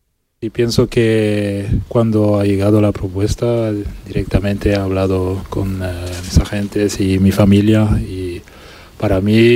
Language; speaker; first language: Spanish; non-native, local second language; French